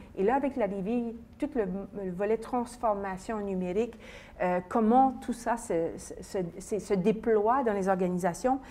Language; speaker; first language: French; native; French